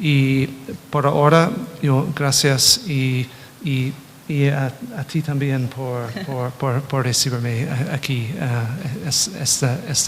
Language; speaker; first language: Spanish; non-native, fluent; English